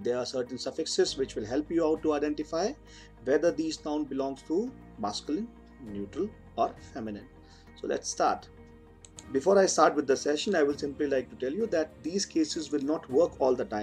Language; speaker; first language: English; non-native, local second language; Hindi